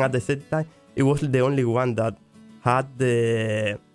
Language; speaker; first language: English; non-native, fluent; Spanish